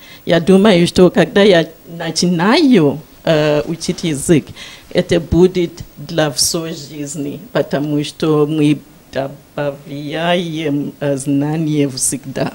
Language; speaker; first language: Russian; non-native, learner; Shona